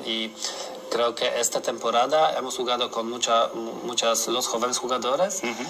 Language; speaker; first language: Spanish; non-native, learner; Polish